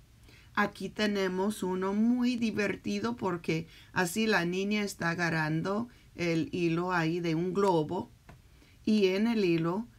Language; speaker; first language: Spanish; early bilingual, heritage; Spanish